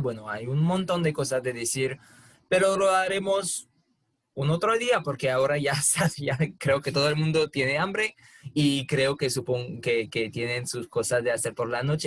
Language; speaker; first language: Spanish; non-native, fluent; French